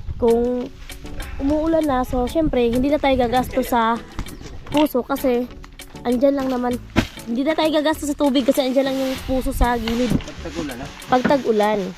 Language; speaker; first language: Filipino; non-native, local second language; Cebuano